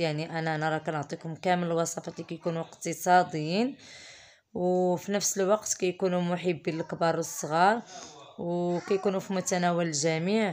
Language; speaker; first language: Arabic; native; Arabic